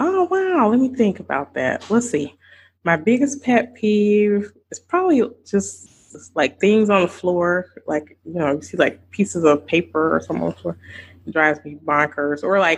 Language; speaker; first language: English; native; English